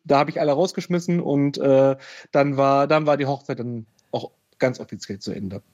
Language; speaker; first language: German; native; German